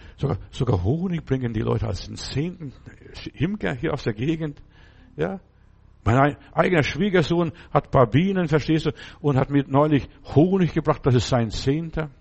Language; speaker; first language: German; non-native, fluent; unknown